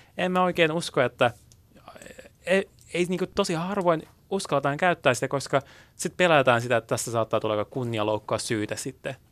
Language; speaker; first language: Finnish; early bilingual, other home language; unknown